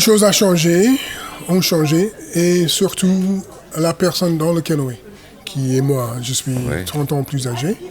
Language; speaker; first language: French; non-native, fluent; English